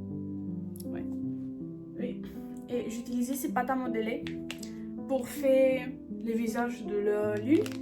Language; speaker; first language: French; non-native, learner; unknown